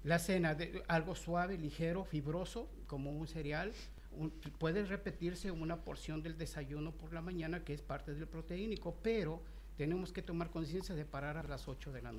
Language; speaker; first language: Spanish; native; Spanish